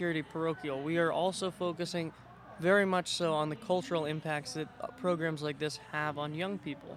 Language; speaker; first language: English; native; English